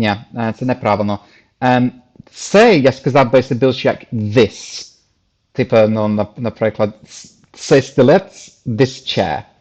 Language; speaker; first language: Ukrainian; non-native, fluent; English